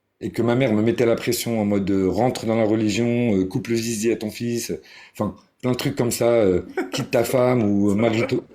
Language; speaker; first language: French; early bilingual, other home language; Arabic